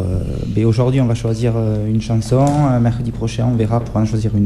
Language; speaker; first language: French; native; French